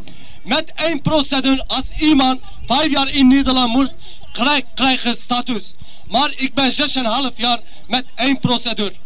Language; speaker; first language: Dutch; non-native, learner; Kurdish